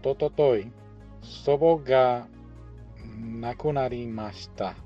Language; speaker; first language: Japanese; non-native, learner; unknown